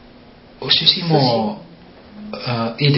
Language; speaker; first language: Japanese; non-native, learner; Indonesian